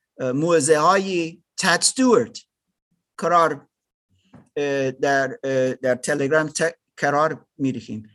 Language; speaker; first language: Persian; non-native, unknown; English